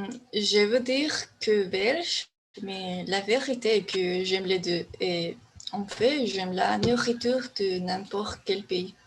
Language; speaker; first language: French; non-native, learner; Spanish